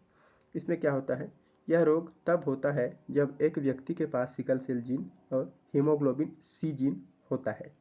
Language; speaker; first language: Hindi; native; Hindi